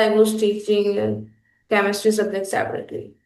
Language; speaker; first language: English; non-native, local second language; Hindi